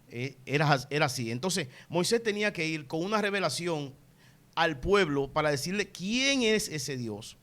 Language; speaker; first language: Spanish; native; Spanish